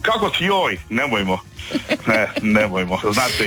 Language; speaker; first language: Serbian; native; Serbian